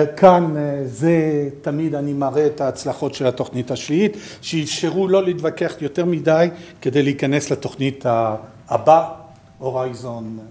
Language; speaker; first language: Hebrew; non-native, fluent; French